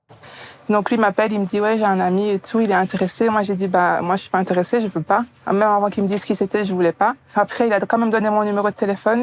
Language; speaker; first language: French; native; French